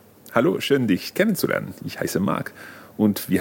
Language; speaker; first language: German; non-native, learner; English